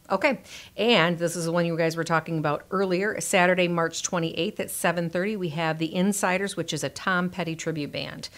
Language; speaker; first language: English; native; English